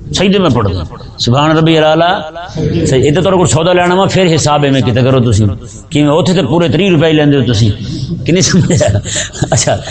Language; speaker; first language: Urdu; non-native, local second language; Punjabi